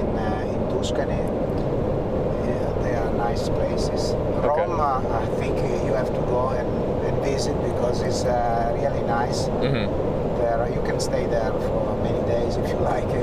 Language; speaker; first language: English; non-native, learner; Italian